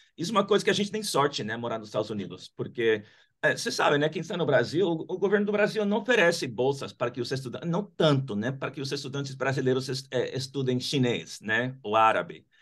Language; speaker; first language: Portuguese; non-native, fluent; English